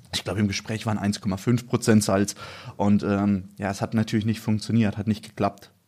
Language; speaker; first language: German; native; German